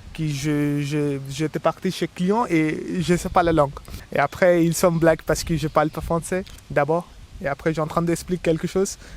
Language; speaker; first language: French; non-native, learner; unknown